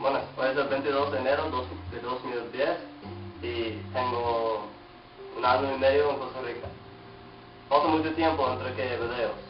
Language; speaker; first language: Spanish; non-native, learner; English